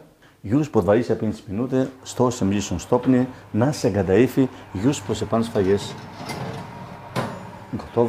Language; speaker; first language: Polish; non-native, learner; Greek